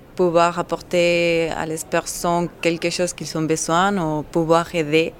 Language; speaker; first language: French; non-native, fluent; Spanish